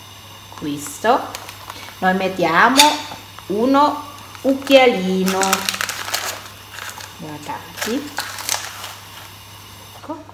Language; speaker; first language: Italian; non-native, learner; Thai